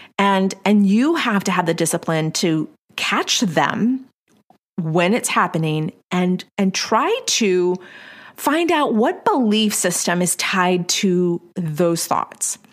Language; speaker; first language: English; early bilingual, other home language; Spanish